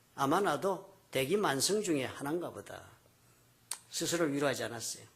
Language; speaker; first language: Korean; native; Korean